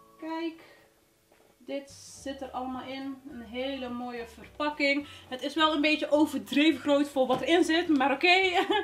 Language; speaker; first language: Dutch; early bilingual, other home language; Arabic